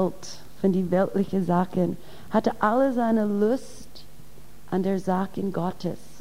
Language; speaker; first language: German; non-native, fluent; English